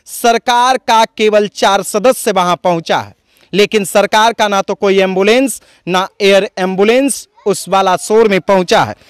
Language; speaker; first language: Hindi; native; Hindi